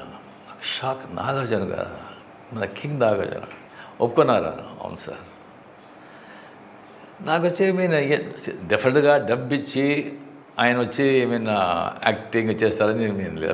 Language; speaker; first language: Telugu; non-native, local second language; Marathi